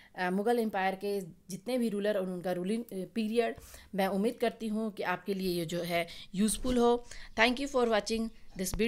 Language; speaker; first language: Hindi; native; Hindi